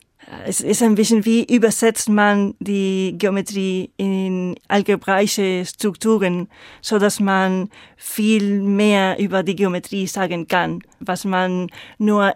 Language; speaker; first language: German; non-native, fluent; Spanish